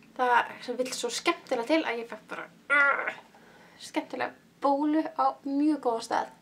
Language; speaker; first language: Icelandic; early bilingual, heritage; Icelandic